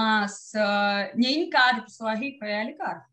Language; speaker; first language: Portuguese; non-native, learner; Russian